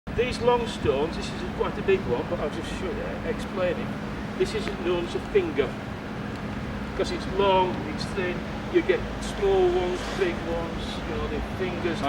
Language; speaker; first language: English; native; English